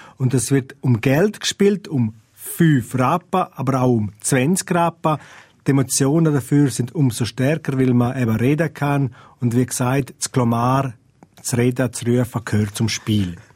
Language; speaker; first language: German; non-native, local second language; Romansh